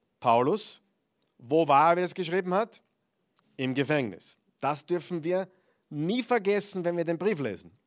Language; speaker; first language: German; non-native, fluent; English